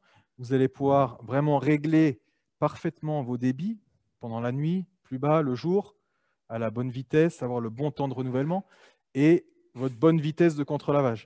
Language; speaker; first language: French; native; French